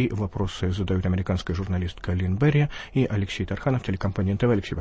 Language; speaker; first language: Russian; native; Russian